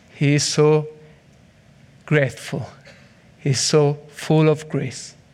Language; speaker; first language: English; non-native, learner; Italian